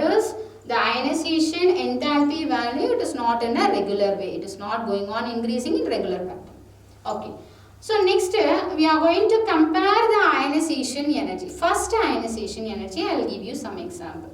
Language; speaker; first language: English; non-native, local second language; Tamil